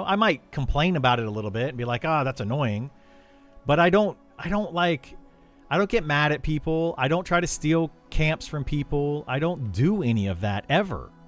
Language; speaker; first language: English; native; English